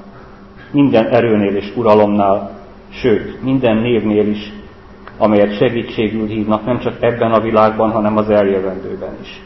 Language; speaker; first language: Hungarian; native; Hungarian